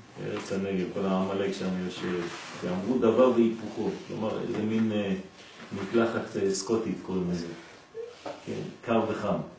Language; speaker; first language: Hebrew; non-native, fluent; French